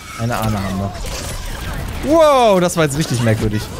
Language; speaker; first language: German; native; German